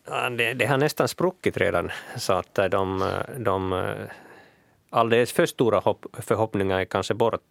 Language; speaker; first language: Swedish; non-native, local second language; Finnish